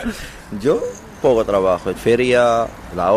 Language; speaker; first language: Spanish; non-native, learner; Arabic